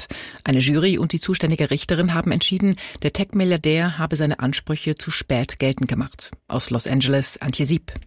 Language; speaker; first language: German; native; German